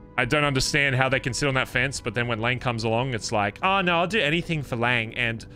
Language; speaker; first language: English; native; English